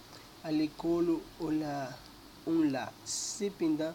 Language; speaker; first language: French; non-native, learner; Spanish